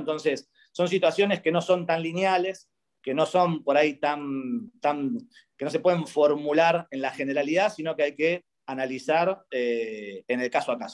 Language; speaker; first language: Spanish; native; Spanish